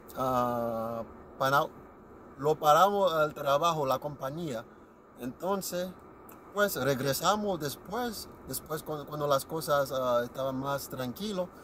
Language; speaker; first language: Spanish; non-native, learner; Haitian Creole